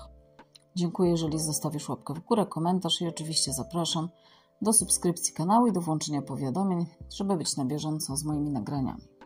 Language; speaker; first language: Polish; native; Polish